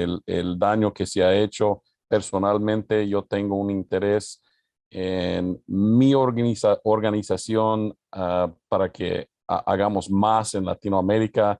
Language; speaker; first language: Spanish; early bilingual, other home language; English